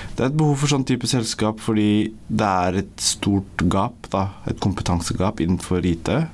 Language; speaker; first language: Norwegian; early bilingual, other home language; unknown